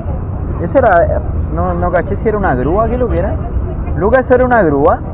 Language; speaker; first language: Spanish; native; Spanish